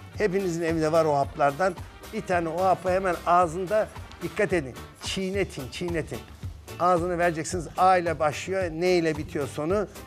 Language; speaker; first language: Turkish; native; Turkish